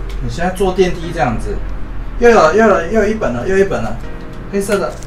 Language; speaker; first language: Chinese; native; Chinese